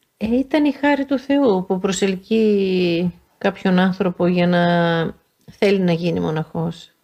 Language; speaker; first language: Greek; native; Greek